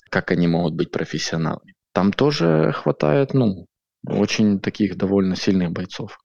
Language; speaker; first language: Russian; native; Russian